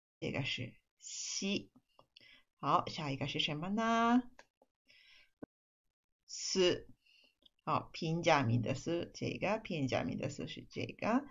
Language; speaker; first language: Chinese; non-native, fluent; Japanese